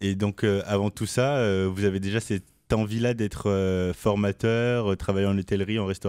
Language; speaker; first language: French; native; French